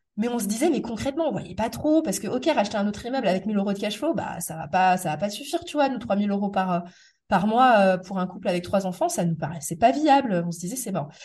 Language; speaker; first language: French; native; French